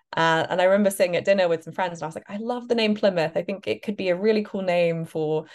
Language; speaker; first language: English; native; English